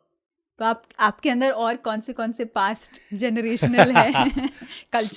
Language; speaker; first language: Hindi; native; Hindi